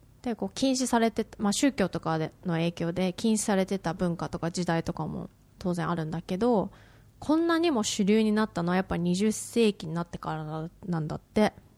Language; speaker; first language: Japanese; native; Japanese